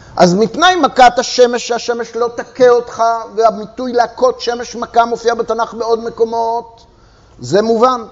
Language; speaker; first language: Hebrew; native; Hebrew